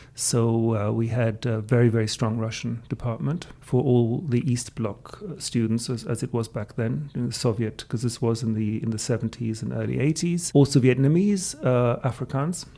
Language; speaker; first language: English; non-native, fluent; German